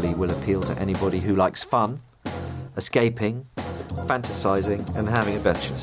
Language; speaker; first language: English; native; English